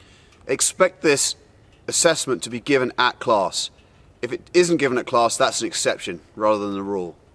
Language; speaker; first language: English; native; English